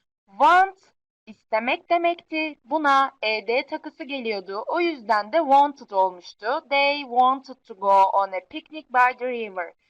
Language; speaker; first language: English; non-native, fluent; Turkish